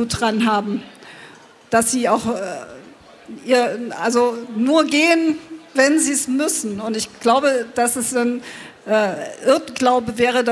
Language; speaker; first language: German; native; German